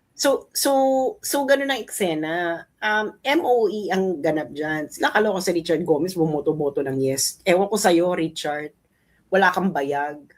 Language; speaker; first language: Filipino; native; Filipino